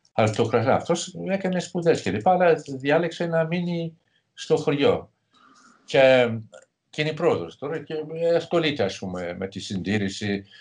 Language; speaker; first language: Greek; non-native, fluent; English